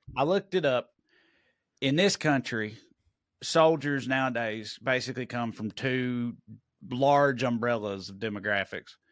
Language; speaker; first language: English; native; English